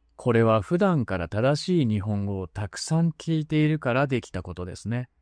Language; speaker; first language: Japanese; native; Japanese